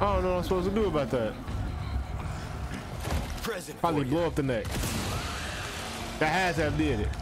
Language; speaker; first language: English; native; English